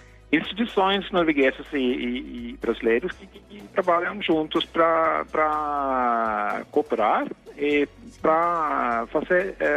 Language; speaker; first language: Portuguese; non-native, fluent; Norwegian